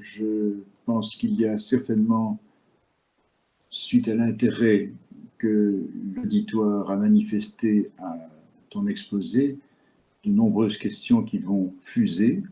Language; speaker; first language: French; native; French